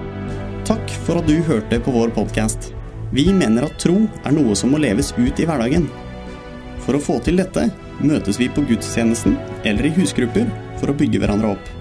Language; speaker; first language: Norwegian; native; Norwegian